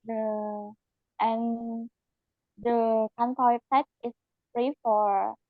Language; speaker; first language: English; non-native, learner; Indonesian